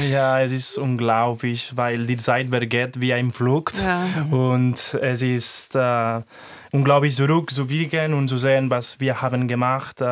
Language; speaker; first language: German; non-native, fluent; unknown